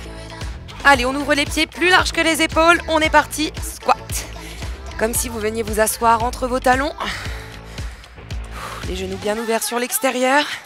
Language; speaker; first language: French; native; French